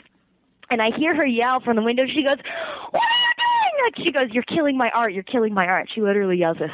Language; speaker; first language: English; native; English